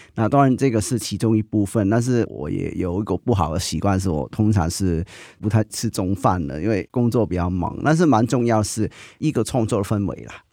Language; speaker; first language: Chinese; non-native, local second language; Cantonese